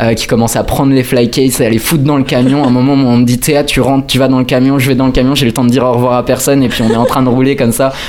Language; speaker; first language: French; native; French